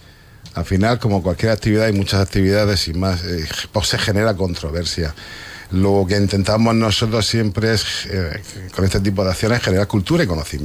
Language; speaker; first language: Spanish; native; Spanish